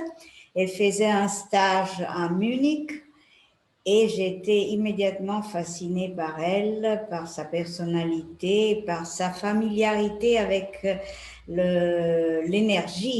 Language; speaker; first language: French; non-native, fluent; Italian